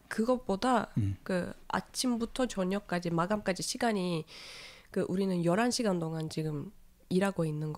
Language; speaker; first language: Korean; non-native, fluent; Turkish